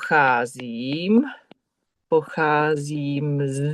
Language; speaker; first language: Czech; non-native, fluent; English